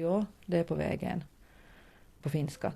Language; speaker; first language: Swedish; native; Swedish